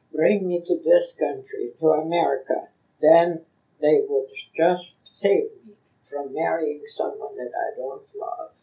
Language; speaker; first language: English; non-native, fluent; Yiddish